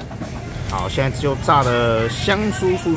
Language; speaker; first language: Chinese; native; Chinese